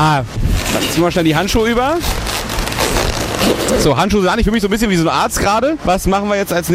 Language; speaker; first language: German; native; German